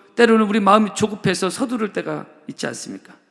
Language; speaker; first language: Korean; native; Korean